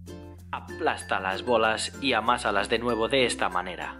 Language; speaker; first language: Spanish; native; Spanish